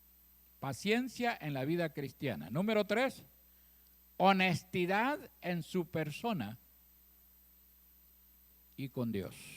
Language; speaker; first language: Spanish; native; Spanish